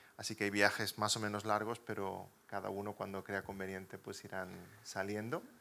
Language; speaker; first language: Spanish; native; Spanish